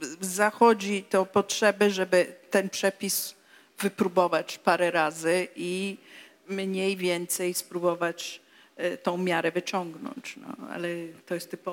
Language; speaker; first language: Polish; non-native, fluent; Italian